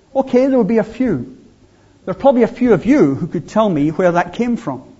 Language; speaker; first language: English; native; English